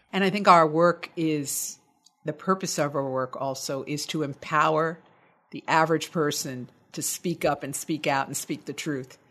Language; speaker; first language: English; native; English